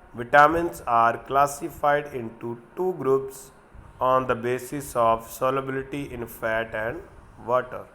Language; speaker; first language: English; non-native, local second language; Punjabi